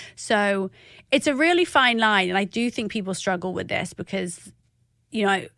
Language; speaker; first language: English; native; English